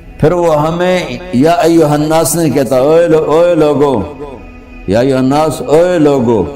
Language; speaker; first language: Urdu; non-native, local second language; Punjabi